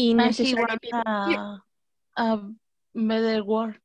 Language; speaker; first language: English; non-native, learner; Spanish